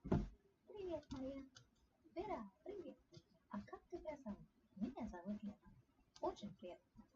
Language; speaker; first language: Russian; non-native, learner; English